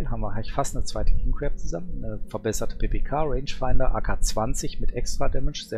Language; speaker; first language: German; native; German